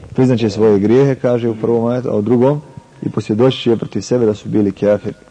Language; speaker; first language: Bosnian; native; Bosnian